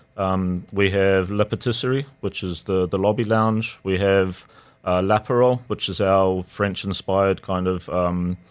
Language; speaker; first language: English; native; English